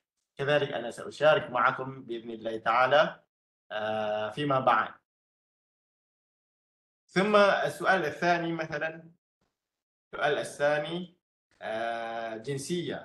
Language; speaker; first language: Arabic; non-native, fluent; Malay